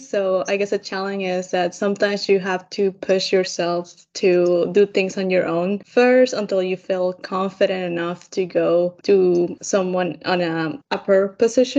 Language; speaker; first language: English; non-native, fluent; Spanish